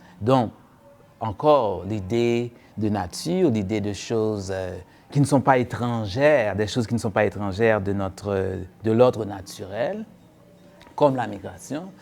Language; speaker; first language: French; non-native, local second language; Haitian Creole